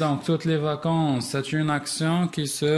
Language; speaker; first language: French; non-native, local second language; Arabic